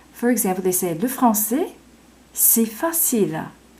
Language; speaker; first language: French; non-native, fluent; English